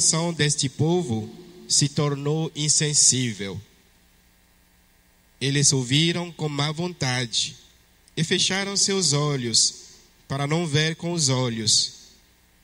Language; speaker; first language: Portuguese; non-native, fluent; French